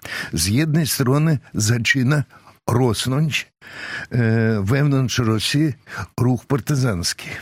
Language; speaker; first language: Polish; non-native, fluent; Russian